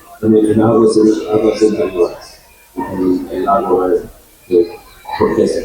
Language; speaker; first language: Spanish; non-native, learner; English